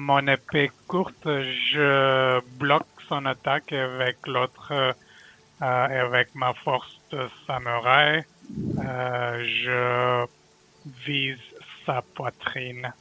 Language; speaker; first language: French; non-native, learner; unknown